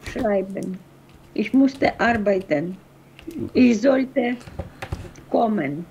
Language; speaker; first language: German; non-native, fluent; Russian